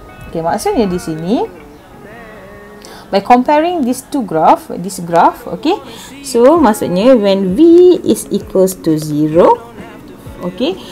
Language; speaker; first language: English; non-native, local second language; Malay